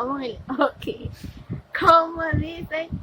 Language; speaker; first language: Spanish; non-native, fluent; Haitian Creole